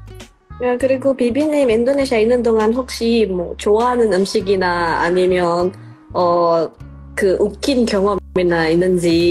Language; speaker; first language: Korean; non-native, local second language; Indonesian